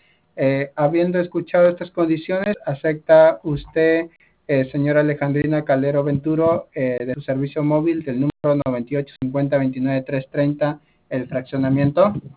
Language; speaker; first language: Spanish; native; Spanish